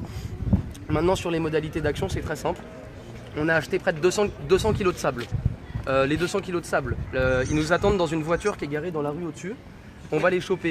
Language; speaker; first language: French; native; French